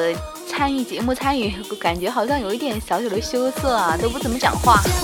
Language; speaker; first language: Chinese; native; Chinese